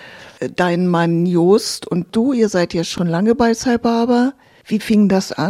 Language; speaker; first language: German; native; German